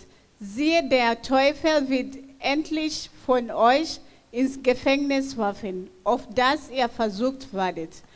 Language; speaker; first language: German; non-native, fluent; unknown